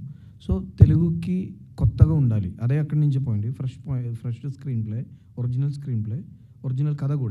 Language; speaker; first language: Telugu; non-native, local second language; Malayalam